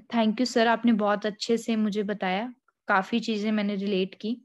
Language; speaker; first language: Hindi; native; Hindi